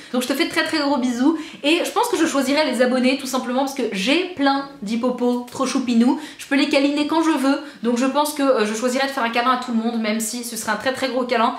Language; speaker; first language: French; native; French